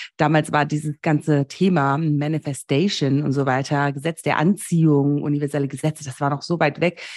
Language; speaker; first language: German; early bilingual, heritage; German